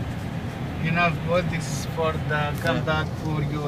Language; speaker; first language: English; non-native, learner; Arabic